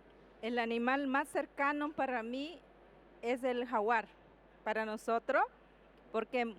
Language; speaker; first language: Spanish; non-native, local second language; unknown